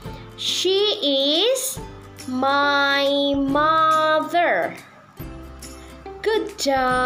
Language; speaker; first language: English; non-native, learner; Indonesian